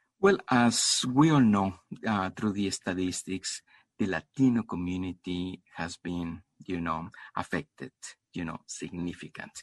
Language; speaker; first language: English; non-native, fluent; Spanish